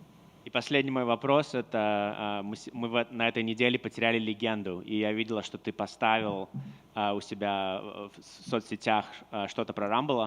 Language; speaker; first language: Russian; native; Russian